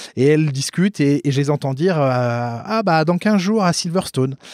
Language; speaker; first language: French; native; French